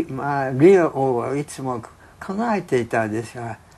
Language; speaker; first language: Japanese; non-native, fluent; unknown